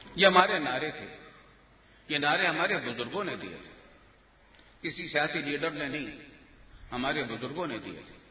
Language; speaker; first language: Urdu; native; Urdu